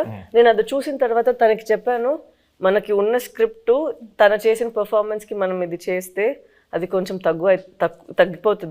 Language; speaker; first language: Telugu; non-native, fluent; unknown